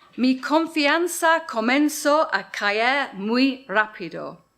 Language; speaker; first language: Spanish; non-native, learner; English